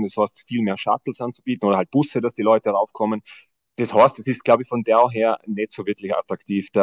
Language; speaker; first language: German; native; German